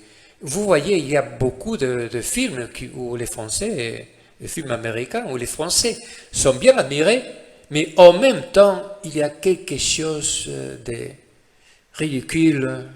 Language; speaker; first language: French; non-native, fluent; Spanish